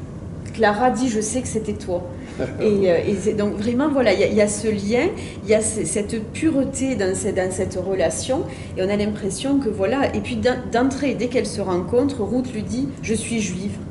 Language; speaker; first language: French; native; French